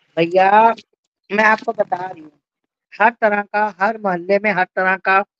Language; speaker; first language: Hindi; native; Hindi